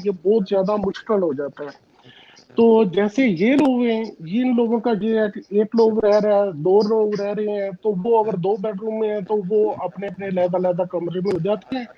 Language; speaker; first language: Urdu; non-native, local second language; Punjabi